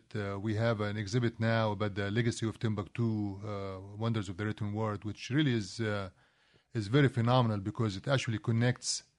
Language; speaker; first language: English; non-native, fluent; Arabic